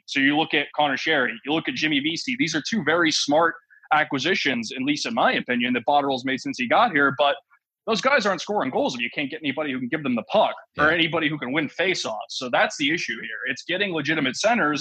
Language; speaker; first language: English; native; English